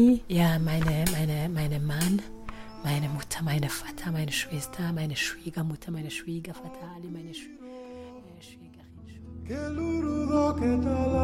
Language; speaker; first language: German; non-native, fluent; Kinyarwanda